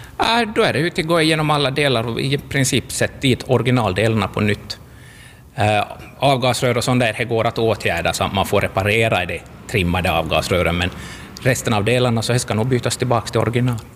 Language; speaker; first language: Swedish; native; Swedish